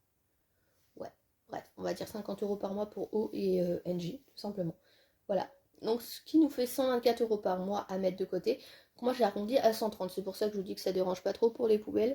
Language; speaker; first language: French; native; French